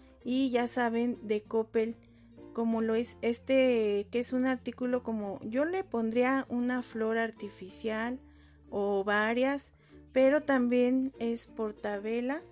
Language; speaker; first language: Spanish; native; Spanish